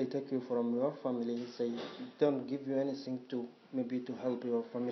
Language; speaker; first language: English; non-native, learner; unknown